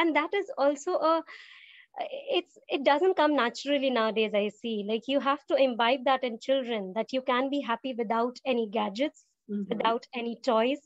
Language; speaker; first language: English; non-native, local second language; Hindi